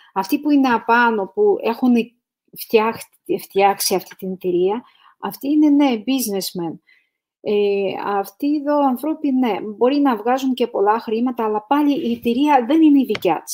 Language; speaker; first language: Greek; non-native, fluent; Russian